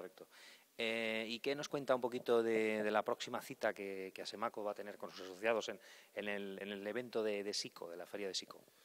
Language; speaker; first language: Spanish; native; Spanish